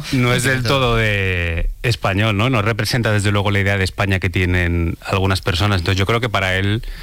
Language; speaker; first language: Spanish; native; Spanish